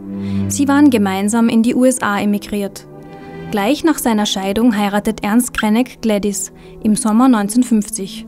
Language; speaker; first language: German; native; German